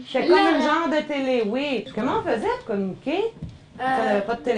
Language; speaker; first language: French; native; French